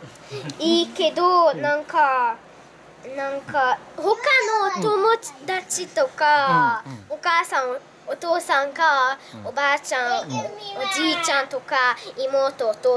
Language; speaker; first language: Japanese; non-native, learner; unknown